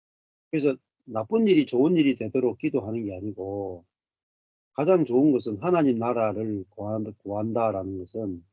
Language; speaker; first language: Korean; native; Korean